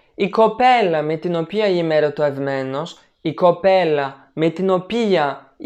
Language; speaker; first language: Greek; non-native, fluent; Turkish